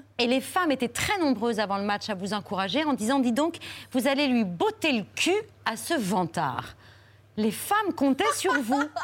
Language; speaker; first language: French; native; French